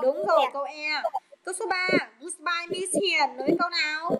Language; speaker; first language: Vietnamese; native; Vietnamese